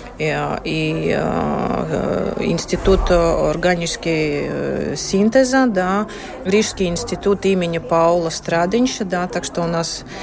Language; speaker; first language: Russian; non-native, local second language; Latvian